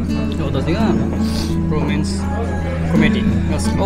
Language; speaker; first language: Japanese; non-native, fluent; Indonesian